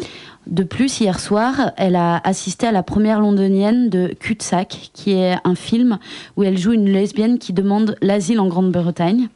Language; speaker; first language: French; native; French